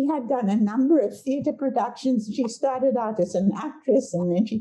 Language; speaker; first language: English; native; English